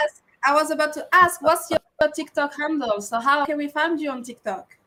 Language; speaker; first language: English; non-native, fluent; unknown